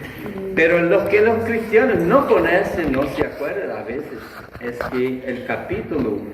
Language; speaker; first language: Spanish; non-native, fluent; Portuguese